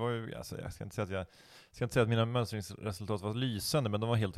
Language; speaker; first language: Swedish; native; Swedish